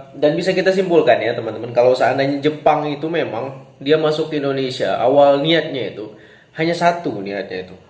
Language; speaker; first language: Indonesian; native; Indonesian